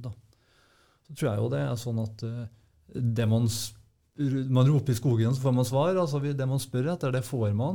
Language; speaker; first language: Norwegian; native; Norwegian